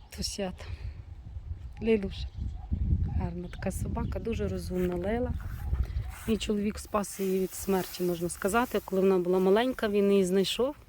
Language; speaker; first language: Ukrainian; non-native, local second language; Russian